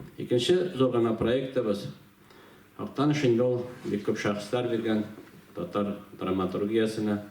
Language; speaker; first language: Tatar; native; Tatar